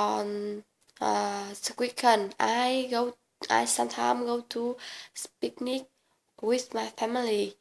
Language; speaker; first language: English; non-native, learner; Vietnamese